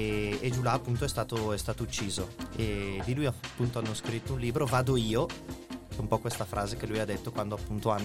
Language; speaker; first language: Italian; native; Italian